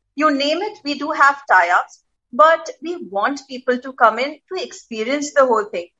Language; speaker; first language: English; non-native, local second language; Gujarati